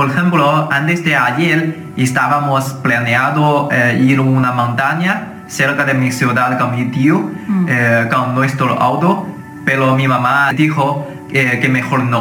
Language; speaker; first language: Spanish; non-native, learner; Chinese